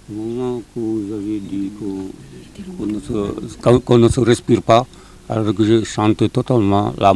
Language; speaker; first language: French; non-native, local second language; Wolof